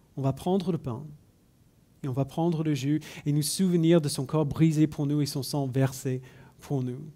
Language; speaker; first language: French; non-native, fluent; English